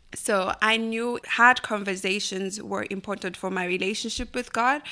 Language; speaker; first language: English; non-native, local second language; Bemba